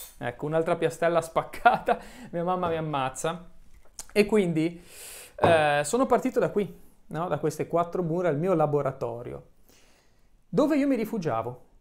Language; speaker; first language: Italian; native; Italian